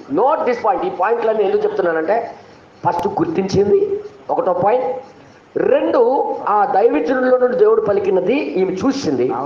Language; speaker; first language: Telugu; non-native, local second language; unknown